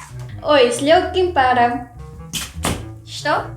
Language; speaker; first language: Russian; non-native, learner; Filipino